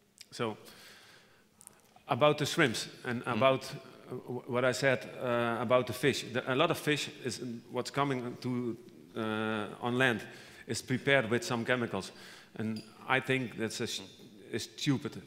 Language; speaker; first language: English; non-native, fluent; Dutch